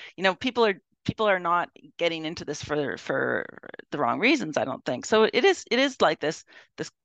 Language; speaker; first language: English; native; English